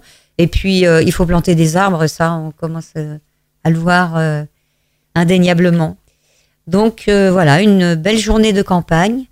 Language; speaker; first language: French; native; French